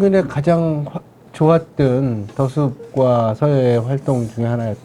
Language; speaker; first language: Korean; native; Korean